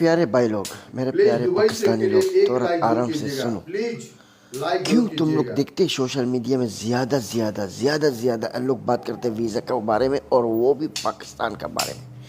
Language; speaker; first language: Hindi; non-native, learner; Arabic